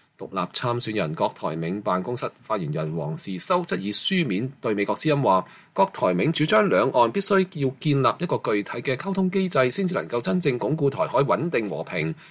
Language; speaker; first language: Chinese; non-native, local second language; Cantonese